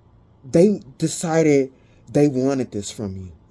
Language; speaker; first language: English; native; English